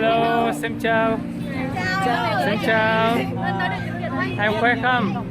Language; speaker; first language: Vietnamese; non-native, learner; Urdu